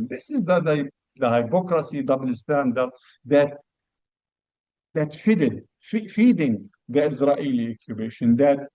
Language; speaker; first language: English; non-native, fluent; Arabic